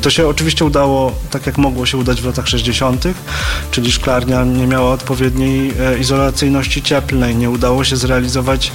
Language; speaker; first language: Polish; native; Polish